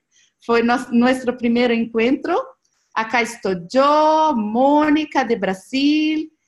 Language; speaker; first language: Spanish; non-native, learner; Portuguese